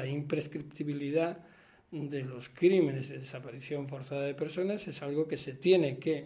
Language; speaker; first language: Spanish; native; Spanish